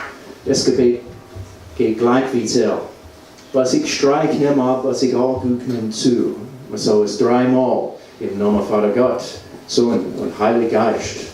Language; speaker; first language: German; non-native, learner; English